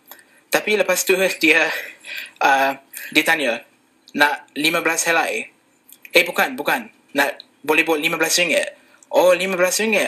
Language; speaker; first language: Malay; non-native, fluent; English